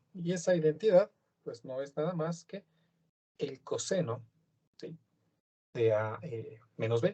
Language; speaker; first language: Spanish; native; Spanish